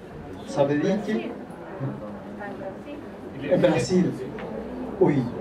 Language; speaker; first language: French; non-native, fluent; Spanish